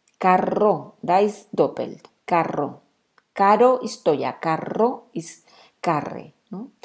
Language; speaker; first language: German; non-native, fluent; Spanish